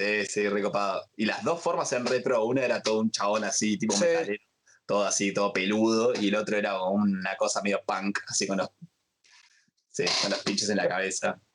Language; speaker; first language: Spanish; native; Spanish